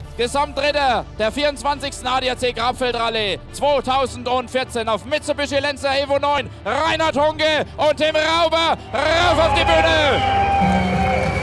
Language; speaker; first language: German; native; German